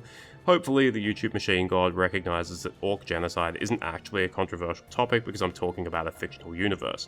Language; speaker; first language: English; native; English